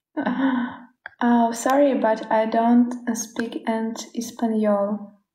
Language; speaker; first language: English; non-native, learner; Ukrainian